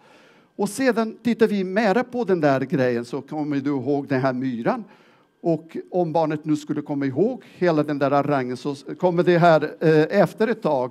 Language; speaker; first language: Swedish; non-native, fluent; Portuguese